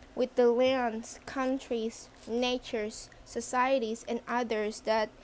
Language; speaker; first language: English; non-native, fluent; Indonesian